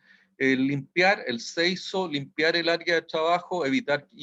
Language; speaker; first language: Spanish; native; Spanish